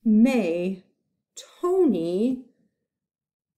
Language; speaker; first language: French; non-native, fluent; English